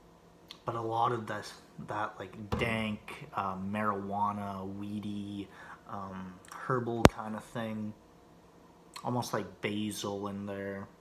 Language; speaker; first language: English; native; English